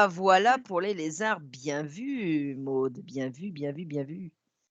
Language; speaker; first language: French; native; French